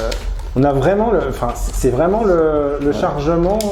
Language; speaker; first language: French; native; French